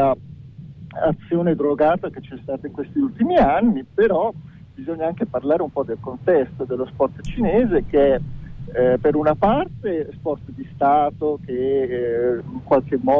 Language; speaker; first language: Italian; early bilingual, other home language; Chinese